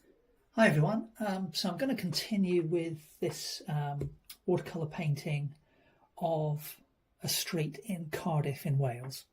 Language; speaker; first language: English; native; English